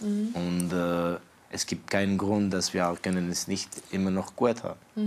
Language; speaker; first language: German; non-native, fluent; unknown